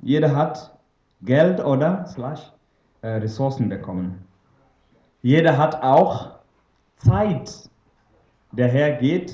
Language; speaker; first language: German; non-native, fluent; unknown